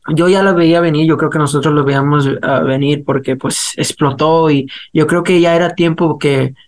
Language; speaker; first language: Spanish; early bilingual, heritage; Spanish